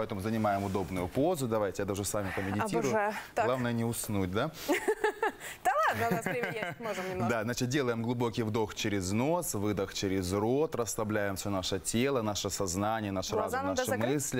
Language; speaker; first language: Russian; native; Russian